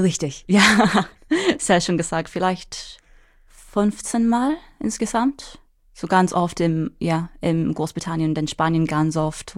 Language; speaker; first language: German; non-native, fluent; English